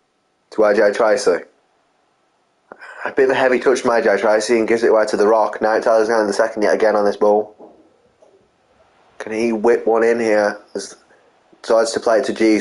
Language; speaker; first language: English; native; English